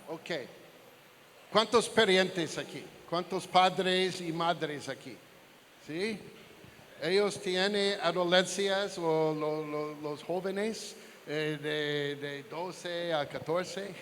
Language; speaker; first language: Spanish; non-native, learner; English